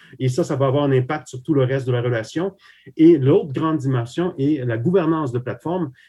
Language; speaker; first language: French; early bilingual, other home language; Slovak